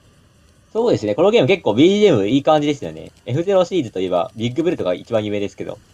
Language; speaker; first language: Japanese; native; Japanese